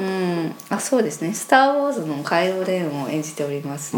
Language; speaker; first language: Japanese; native; Japanese